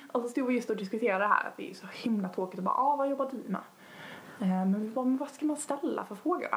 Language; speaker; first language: Swedish; native; Swedish